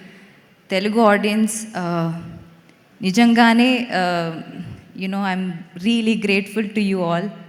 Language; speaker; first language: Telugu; non-native, fluent; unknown